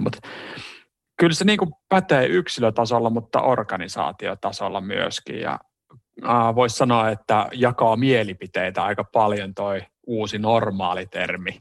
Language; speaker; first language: Finnish; native; Finnish